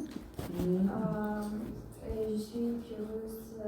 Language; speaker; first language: French; non-native, learner; Bulgarian